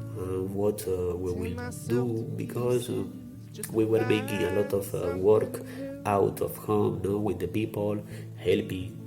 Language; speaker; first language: English; non-native, learner; Spanish